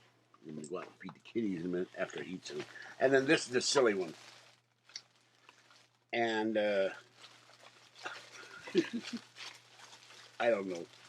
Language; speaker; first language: English; native; English